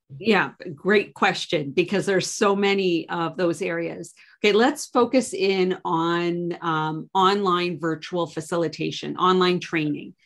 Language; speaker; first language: English; native; English